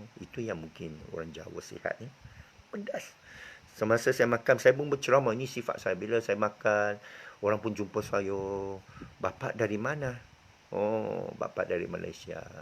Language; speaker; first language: Malay; non-native, local second language; Chinese